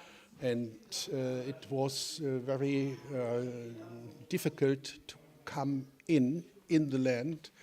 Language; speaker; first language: English; non-native, learner; German